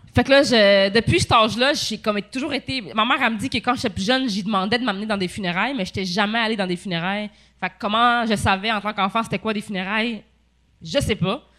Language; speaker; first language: French; native; French